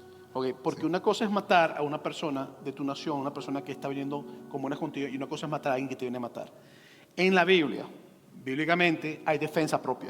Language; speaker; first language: Spanish; native; Spanish